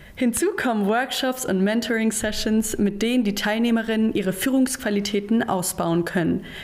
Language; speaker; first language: German; native; German